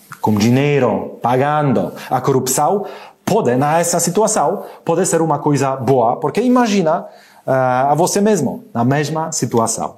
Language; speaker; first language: Portuguese; non-native, learner; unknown